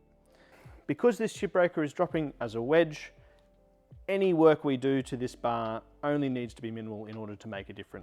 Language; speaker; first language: English; native; English